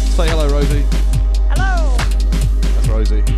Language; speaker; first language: English; native; English